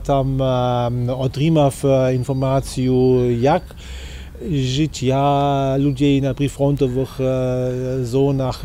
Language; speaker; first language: Ukrainian; non-native, fluent; German